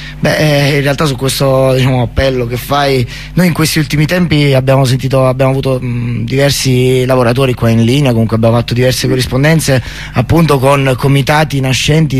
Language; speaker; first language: Italian; native; Italian